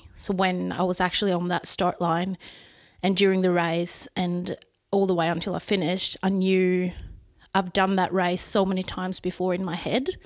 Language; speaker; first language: English; non-native, fluent; Swedish